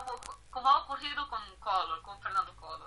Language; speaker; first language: Spanish; non-native, fluent; Portuguese